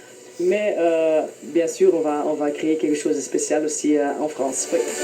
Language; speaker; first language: French; non-native, local second language; Dutch